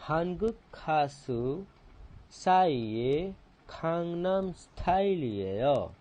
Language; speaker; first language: Korean; non-native, fluent; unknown